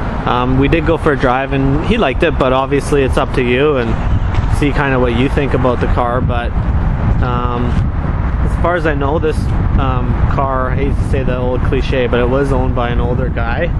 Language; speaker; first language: English; native; English